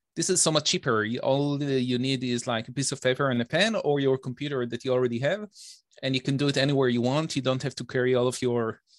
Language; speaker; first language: English; non-native, fluent; Hebrew